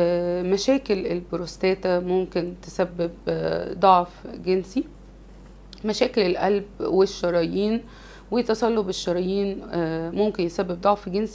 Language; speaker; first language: Arabic; native; Arabic